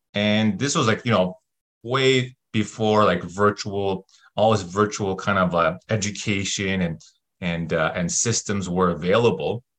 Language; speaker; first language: English; native; English